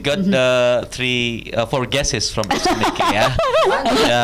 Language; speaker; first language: English; non-native, learner; Indonesian